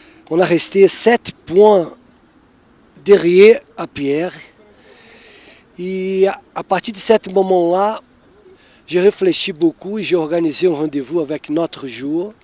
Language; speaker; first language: French; non-native, fluent; Portuguese